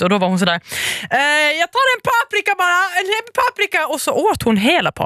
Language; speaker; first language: Swedish; native; Swedish